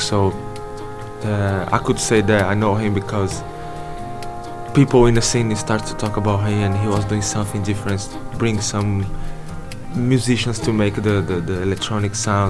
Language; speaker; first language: English; non-native, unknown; Portuguese